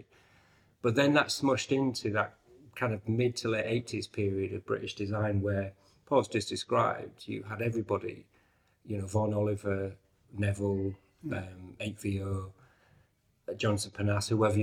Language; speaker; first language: English; native; English